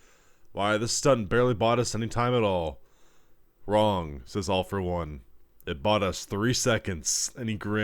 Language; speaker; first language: English; native; English